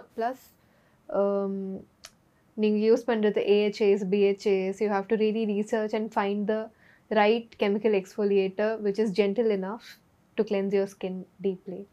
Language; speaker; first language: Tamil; non-native, learner; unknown